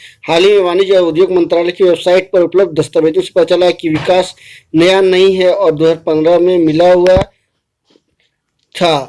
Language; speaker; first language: Hindi; native; Hindi